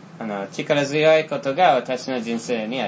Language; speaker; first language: Japanese; non-native, fluent; Finnish